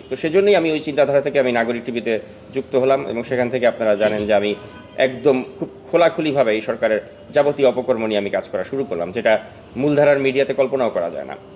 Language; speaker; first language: Bangla; native; Bangla